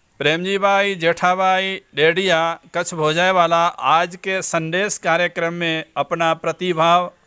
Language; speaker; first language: Hindi; non-native, local second language; Gujarati